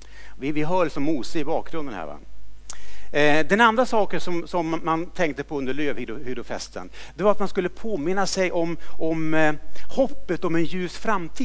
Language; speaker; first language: Swedish; native; Swedish